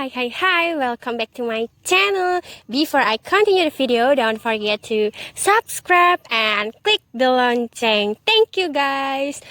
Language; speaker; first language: English; non-native, learner; Indonesian